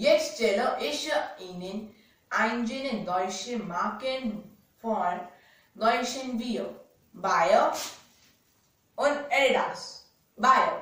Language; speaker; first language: German; non-native, learner; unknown